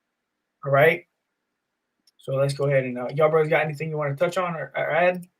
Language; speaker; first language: English; native; English